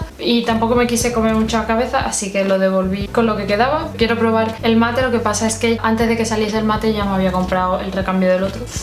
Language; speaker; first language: Spanish; native; Spanish